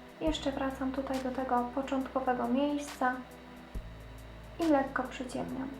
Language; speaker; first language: Polish; native; Polish